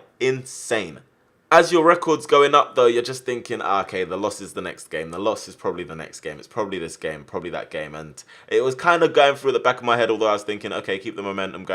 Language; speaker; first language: English; native; English